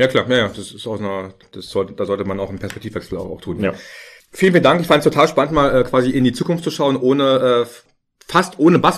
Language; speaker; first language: German; native; German